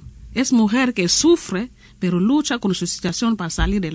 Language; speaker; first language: Spanish; non-native, learner; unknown